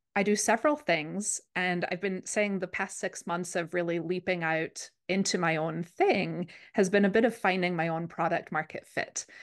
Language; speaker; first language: English; native; English